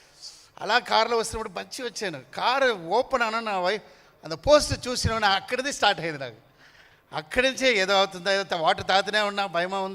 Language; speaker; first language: Telugu; non-native, local second language; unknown